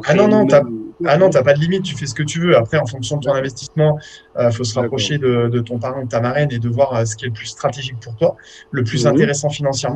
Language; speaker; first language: French; native; French